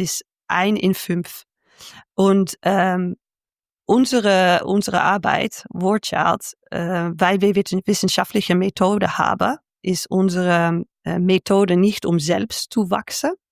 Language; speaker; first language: German; non-native, fluent; Dutch